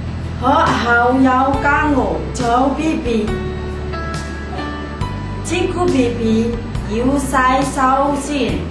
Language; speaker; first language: Chinese; non-native, learner; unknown